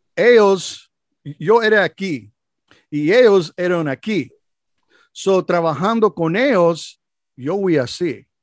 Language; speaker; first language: Spanish; non-native, learner; English